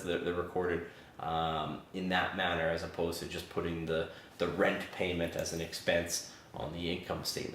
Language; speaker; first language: English; native; English